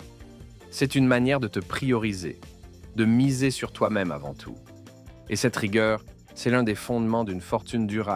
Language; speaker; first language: French; native; French